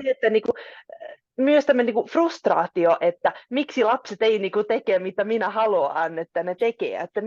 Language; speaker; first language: Finnish; non-native, local second language; Swedish